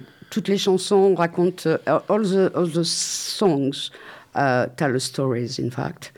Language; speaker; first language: English; non-native, learner; French